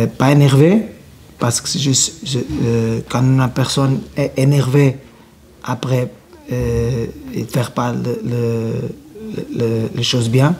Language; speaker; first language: French; non-native, learner; Portuguese